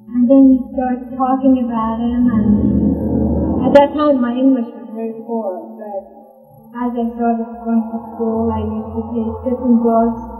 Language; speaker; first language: English; non-native, fluent; Persian